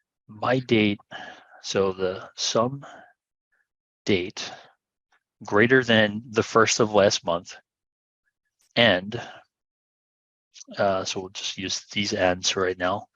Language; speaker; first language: English; native; English